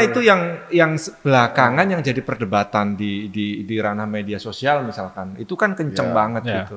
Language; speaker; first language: Indonesian; native; Indonesian